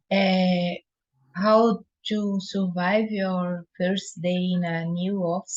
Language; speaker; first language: English; non-native, learner; Portuguese